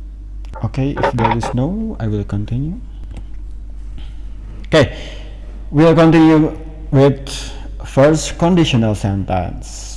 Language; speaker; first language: English; non-native, fluent; Indonesian